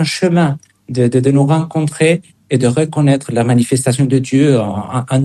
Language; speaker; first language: French; non-native, fluent; Spanish